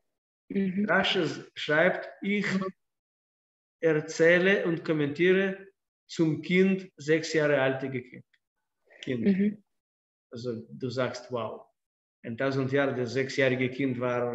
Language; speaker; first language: German; non-native, fluent; Russian